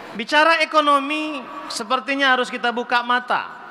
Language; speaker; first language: Indonesian; native; Indonesian